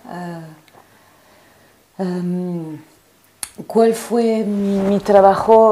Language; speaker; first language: Spanish; non-native, fluent; French